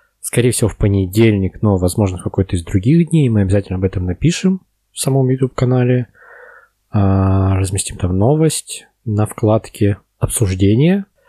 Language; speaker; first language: Russian; native; Russian